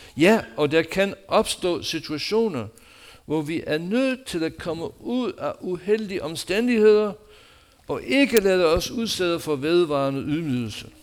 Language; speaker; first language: Danish; non-native, fluent; English